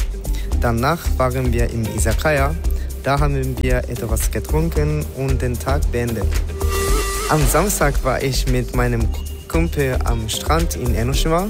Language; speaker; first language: German; non-native, learner; Japanese